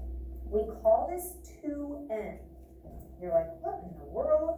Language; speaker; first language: English; native; English